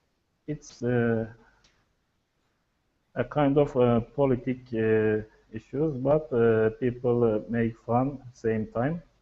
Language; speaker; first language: English; non-native, learner; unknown